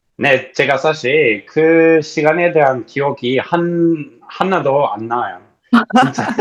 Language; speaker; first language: Korean; non-native, learner; English